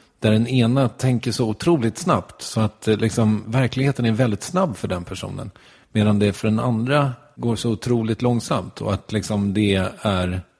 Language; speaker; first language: Swedish; native; Swedish